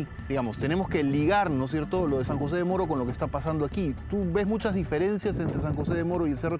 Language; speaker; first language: Spanish; native; Spanish